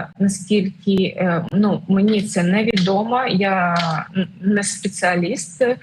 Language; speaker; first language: Ukrainian; non-native, local second language; Russian